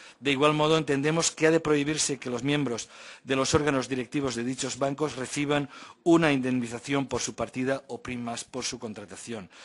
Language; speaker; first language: Spanish; non-native, local second language; Catalan